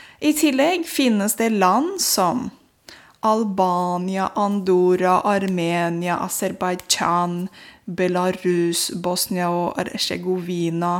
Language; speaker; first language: Norwegian; non-native, fluent; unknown